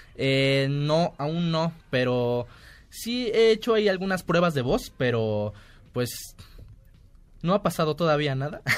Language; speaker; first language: Spanish; native; Spanish